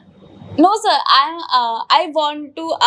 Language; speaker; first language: English; non-native, learner; Hindi